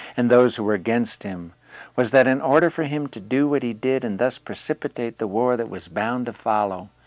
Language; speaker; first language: English; native; English